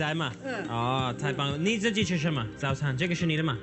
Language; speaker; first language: Chinese; non-native, fluent; English